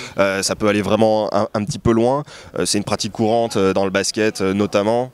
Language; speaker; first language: French; early bilingual, other home language; Portuguese